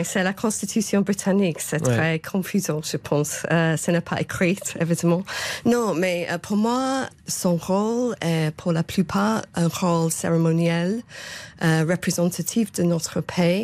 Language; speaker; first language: French; non-native, fluent; English